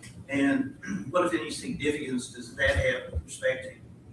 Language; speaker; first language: English; native; English